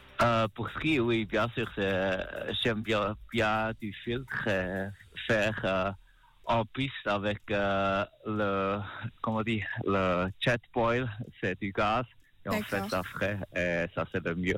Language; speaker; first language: French; non-native, learner; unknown